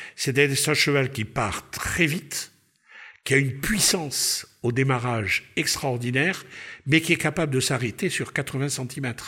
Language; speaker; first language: French; native; French